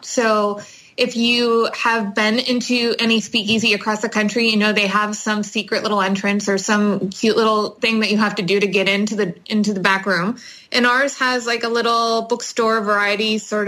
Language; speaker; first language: English; native; English